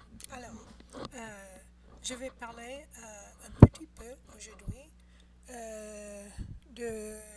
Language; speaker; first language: French; non-native, learner; English